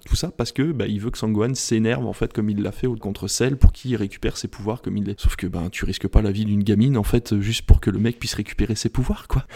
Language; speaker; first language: French; native; French